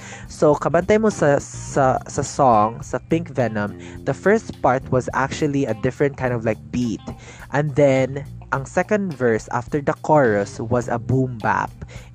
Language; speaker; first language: English; non-native, local second language; Cebuano